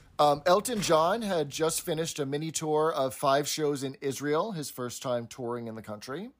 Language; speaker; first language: English; native; English